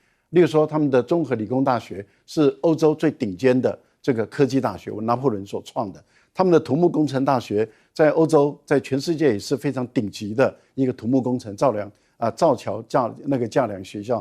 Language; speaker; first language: Chinese; native; Chinese